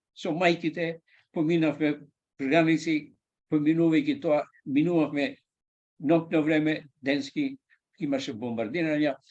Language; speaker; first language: Macedonian; native; Macedonian